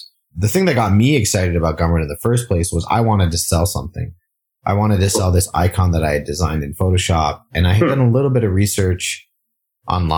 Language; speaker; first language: English; native; English